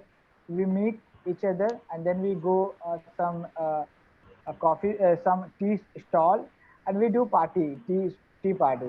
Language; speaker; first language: English; non-native, learner; Hindi